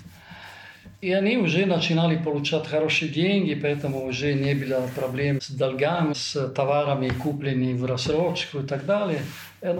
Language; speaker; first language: Russian; non-native, fluent; Italian